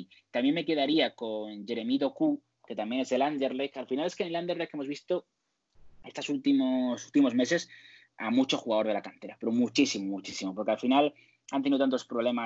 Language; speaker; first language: Spanish; native; Spanish